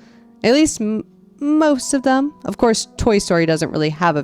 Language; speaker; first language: English; native; English